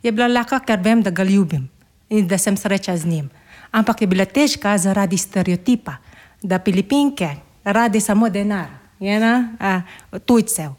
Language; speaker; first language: Slovenian; non-native, learner; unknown